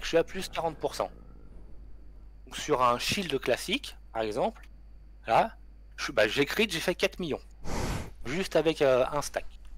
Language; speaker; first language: French; native; French